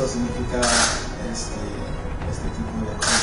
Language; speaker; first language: Spanish; non-native, fluent; French